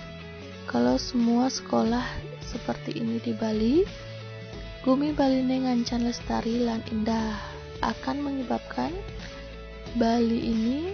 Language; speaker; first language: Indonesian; non-native, local second language; Balinese